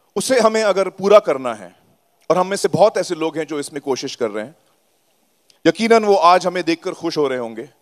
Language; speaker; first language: Hindi; native; Hindi